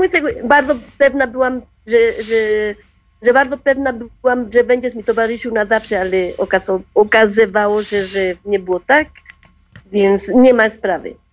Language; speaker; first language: Polish; non-native, learner; Spanish